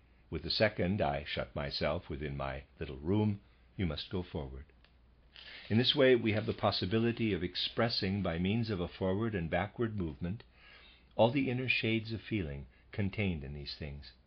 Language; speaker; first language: English; native; English